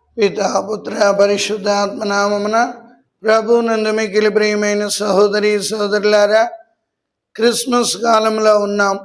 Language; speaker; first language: Telugu; native; Telugu